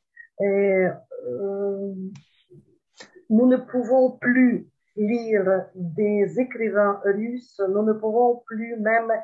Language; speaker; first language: French; non-native, fluent; Ukrainian